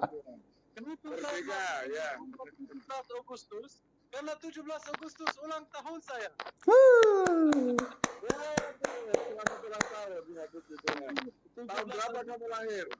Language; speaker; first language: Indonesian; non-native, fluent; Arabic